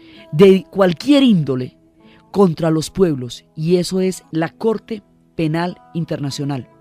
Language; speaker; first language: Spanish; native; Spanish